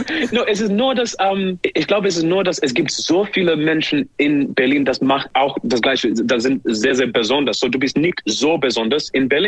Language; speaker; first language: German; non-native, learner; English